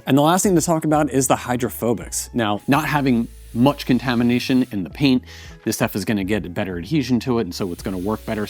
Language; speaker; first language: English; native; English